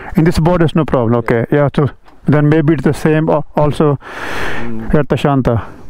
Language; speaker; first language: English; non-native, local second language; Hindi